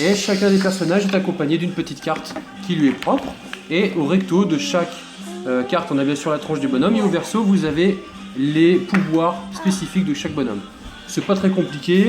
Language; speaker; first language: French; native; French